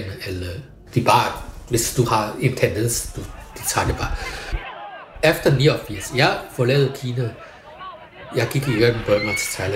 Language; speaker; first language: Danish; non-native, fluent; Chinese